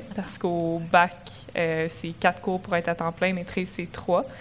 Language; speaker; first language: French; native; French